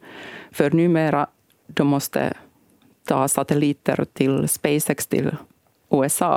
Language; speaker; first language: Swedish; non-native, local second language; Finnish